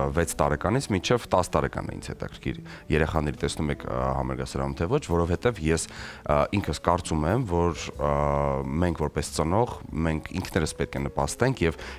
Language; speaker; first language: Armenian; native; Armenian